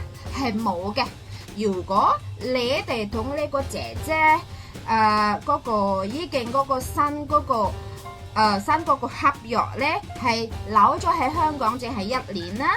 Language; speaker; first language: Cantonese; non-native, fluent; Indonesian